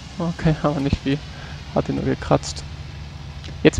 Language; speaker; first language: German; native; German